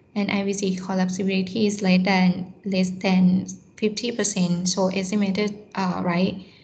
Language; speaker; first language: English; non-native, fluent; Thai